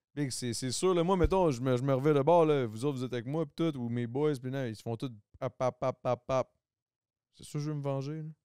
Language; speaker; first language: French; native; French